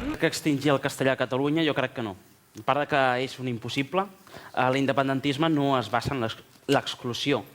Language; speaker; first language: Catalan; early bilingual, other home language; Spanish